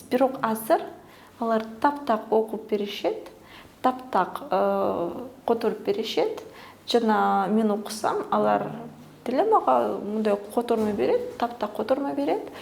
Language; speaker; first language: Kyrgyz; early bilingual, other home language; Russian